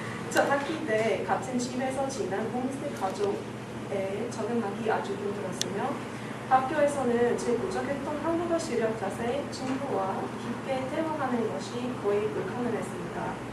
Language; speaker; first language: Korean; non-native, fluent; English